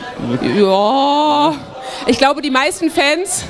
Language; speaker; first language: German; native; German